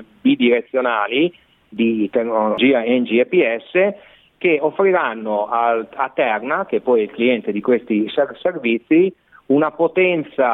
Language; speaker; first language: Italian; native; Italian